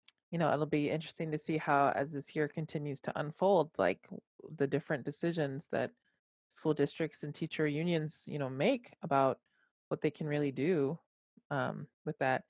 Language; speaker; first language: English; native; English